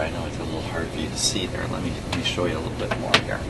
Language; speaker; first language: English; native; English